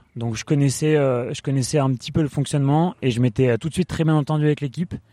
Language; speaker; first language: French; native; French